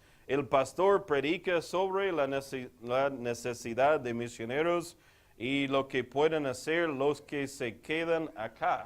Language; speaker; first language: Spanish; non-native, fluent; English